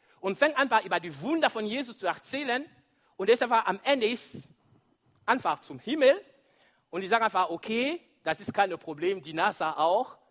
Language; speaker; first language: German; non-native, fluent; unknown